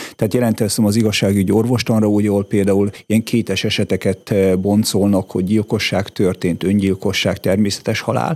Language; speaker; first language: Hungarian; early bilingual, heritage; German